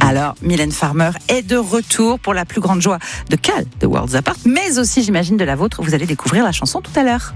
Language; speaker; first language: French; native; French